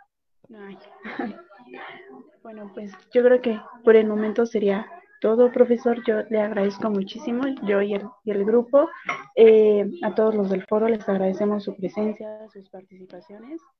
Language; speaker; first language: Spanish; native; Spanish